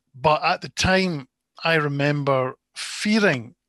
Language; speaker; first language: English; native; English